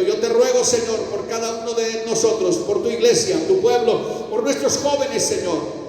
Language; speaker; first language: Spanish; native; Spanish